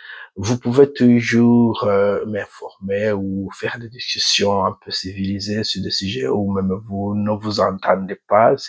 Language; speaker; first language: French; non-native, local second language; Rundi